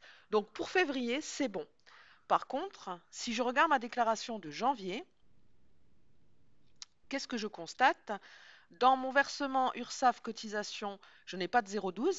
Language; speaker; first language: French; native; French